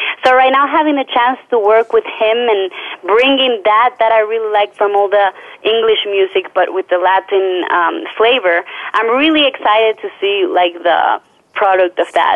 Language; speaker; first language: English; non-native, fluent; Spanish